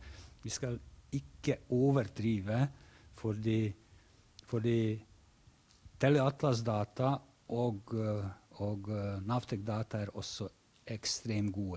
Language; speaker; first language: Norwegian; non-native, fluent; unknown